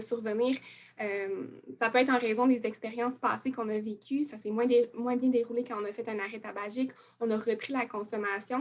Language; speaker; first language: French; native; French